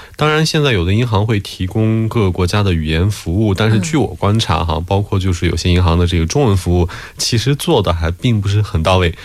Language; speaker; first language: Chinese; native; Chinese